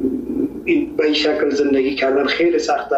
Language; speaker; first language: Persian; native; Persian